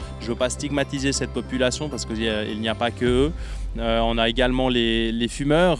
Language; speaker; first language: French; native; French